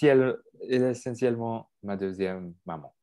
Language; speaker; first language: French; non-native, local second language; English